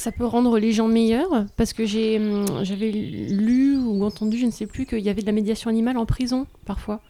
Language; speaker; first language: French; native; French